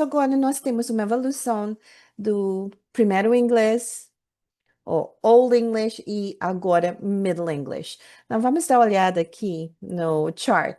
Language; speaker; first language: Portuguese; non-native, learner; English